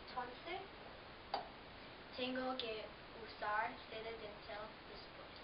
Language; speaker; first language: Spanish; non-native, learner; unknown